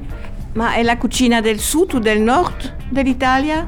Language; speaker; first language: Italian; non-native, learner; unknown